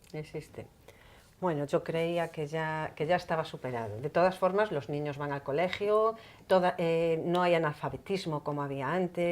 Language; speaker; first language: Spanish; native; Spanish